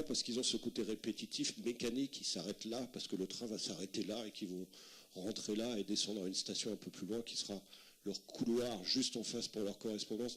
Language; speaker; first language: French; native; French